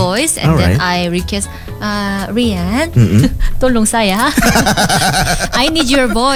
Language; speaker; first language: English; non-native, learner; Korean